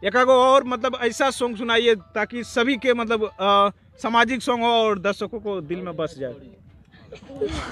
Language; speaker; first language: Hindi; native; Hindi